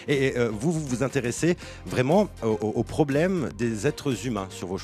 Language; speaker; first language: French; native; French